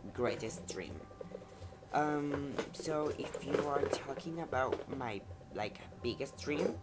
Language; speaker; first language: English; non-native, fluent; Spanish